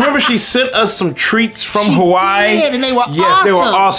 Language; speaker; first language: English; native; English